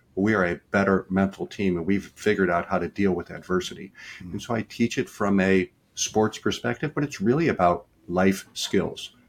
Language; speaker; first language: English; native; English